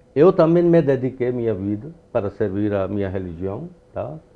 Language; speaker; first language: Portuguese; non-native, fluent; Urdu